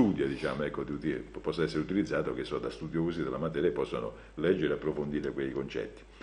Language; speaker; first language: Italian; native; Italian